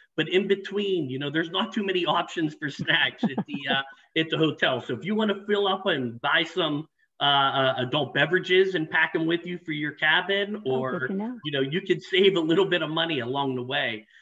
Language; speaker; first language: English; native; English